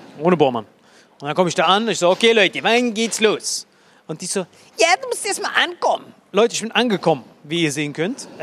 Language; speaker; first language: German; early bilingual, other home language; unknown